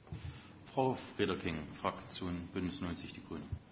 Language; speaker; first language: German; native; German